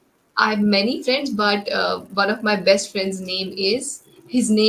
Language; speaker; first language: English; non-native, local second language; Hindi